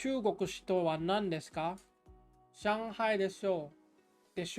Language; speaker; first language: Japanese; non-native, learner; English